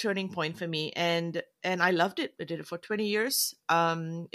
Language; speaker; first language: English; non-native, local second language; Tamil